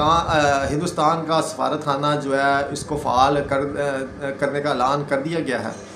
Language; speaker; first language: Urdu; non-native, local second language; Punjabi